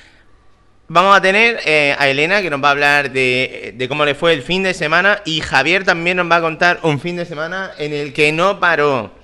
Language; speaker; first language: Spanish; native; Spanish